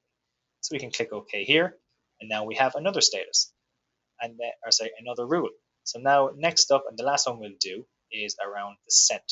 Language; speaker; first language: English; native; English